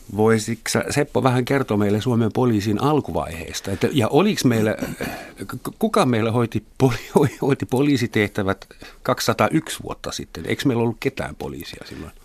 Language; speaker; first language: Finnish; non-native, fluent; German